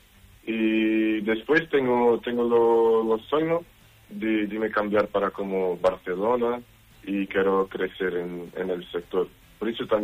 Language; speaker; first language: Spanish; non-native, learner; Portuguese